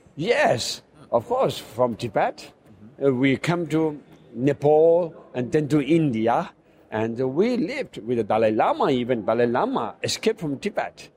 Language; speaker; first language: English; non-native, fluent; Chinese